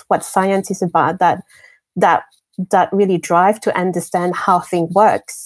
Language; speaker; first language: English; non-native, fluent; French